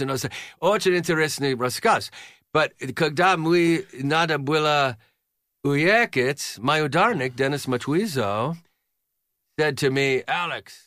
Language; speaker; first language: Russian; non-native, learner; English